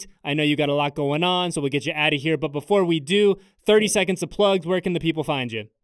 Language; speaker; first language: English; native; English